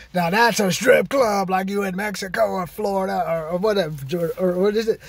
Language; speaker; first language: English; native; English